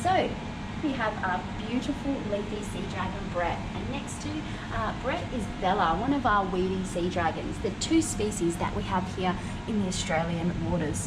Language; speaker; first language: English; native; English